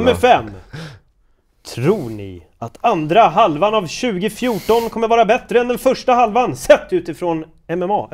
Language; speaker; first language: Swedish; native; Swedish